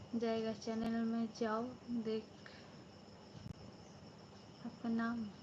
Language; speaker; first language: Hindi; non-native, local second language; Bangla